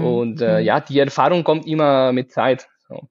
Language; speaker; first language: German; non-native, learner; Spanish